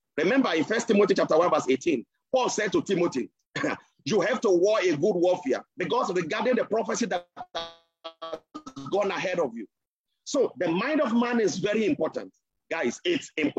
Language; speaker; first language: English; non-native, local second language; Yoruba